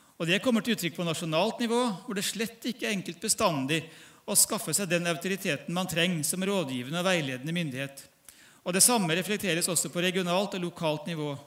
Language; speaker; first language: Norwegian; native; Norwegian